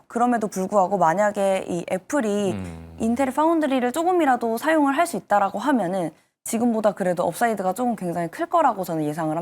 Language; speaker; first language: Korean; native; Korean